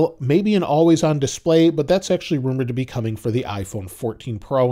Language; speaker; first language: English; native; English